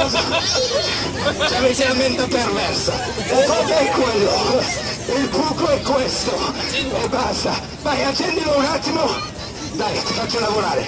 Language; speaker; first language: Italian; non-native, fluent; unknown